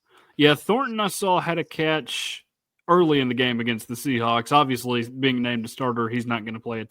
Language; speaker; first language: English; native; English